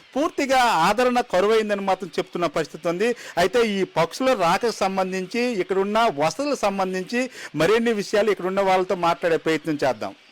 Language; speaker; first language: Telugu; native; Telugu